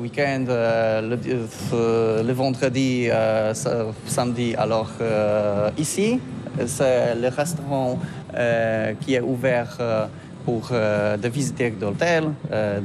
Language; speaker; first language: French; non-native, learner; Polish